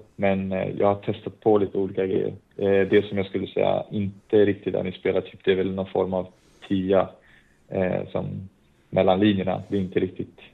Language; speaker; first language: Swedish; native; Swedish